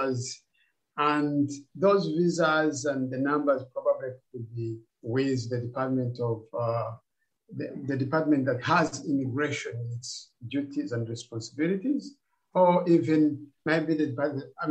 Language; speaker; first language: English; non-native, local second language; Kinyarwanda